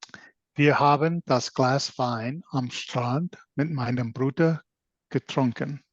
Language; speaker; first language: German; non-native, learner; English